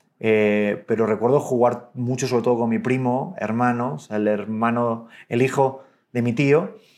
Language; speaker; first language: Spanish; native; Spanish